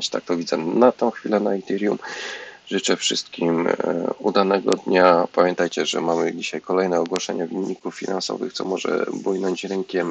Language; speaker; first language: Polish; native; Polish